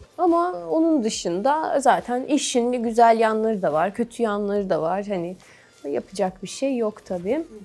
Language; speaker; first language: Turkish; native; Turkish